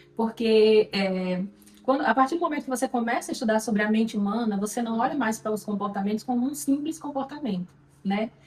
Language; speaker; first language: Portuguese; native; Portuguese